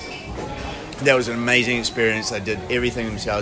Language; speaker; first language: English; native; English